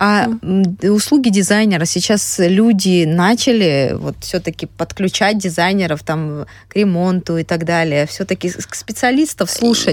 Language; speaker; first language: Russian; native; Russian